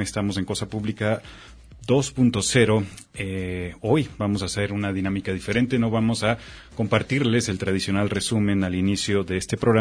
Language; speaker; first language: Spanish; native; Spanish